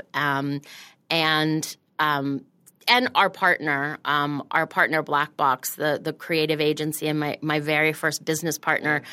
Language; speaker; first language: English; native; English